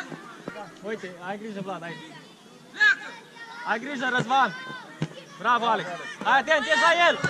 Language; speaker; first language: Romanian; native; Romanian